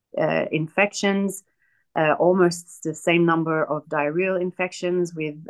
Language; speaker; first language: English; native; English